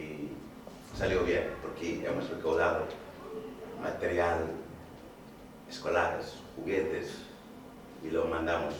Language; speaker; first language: Spanish; non-native, fluent; Wolof